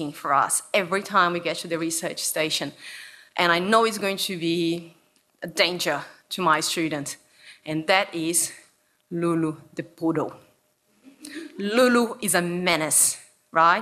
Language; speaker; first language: English; non-native, fluent; Portuguese